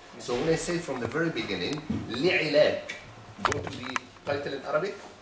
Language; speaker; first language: English; non-native, fluent; Arabic